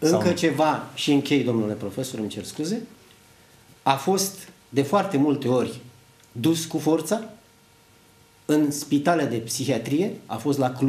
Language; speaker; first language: Romanian; native; Romanian